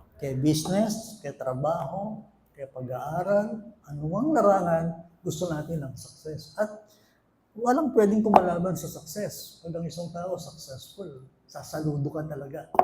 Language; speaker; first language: Filipino; non-native, local second language; Pampanga